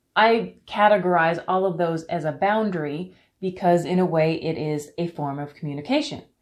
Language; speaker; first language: English; native; English